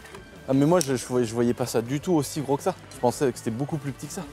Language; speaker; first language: French; native; French